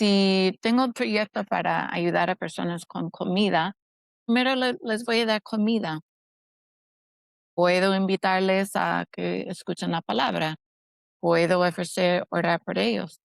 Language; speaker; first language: Spanish; non-native, fluent; English